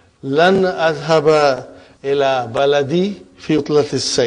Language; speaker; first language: Arabic; non-native, fluent; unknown